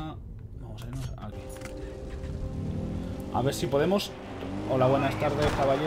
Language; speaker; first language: Spanish; native; Spanish